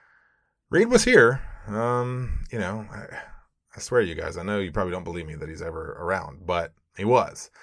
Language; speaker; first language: English; native; English